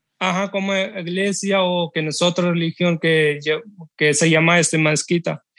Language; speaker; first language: Spanish; non-native, learner; Urdu